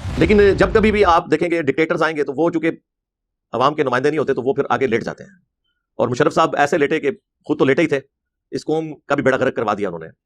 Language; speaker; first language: Urdu; non-native, local second language; Punjabi